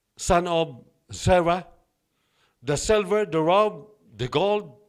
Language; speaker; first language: English; non-native, local second language; Filipino